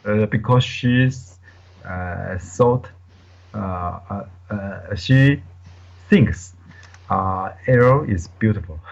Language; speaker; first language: English; non-native, learner; Chinese